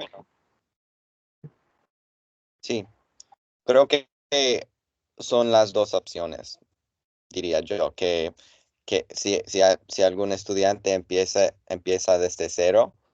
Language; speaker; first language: Spanish; non-native, fluent; English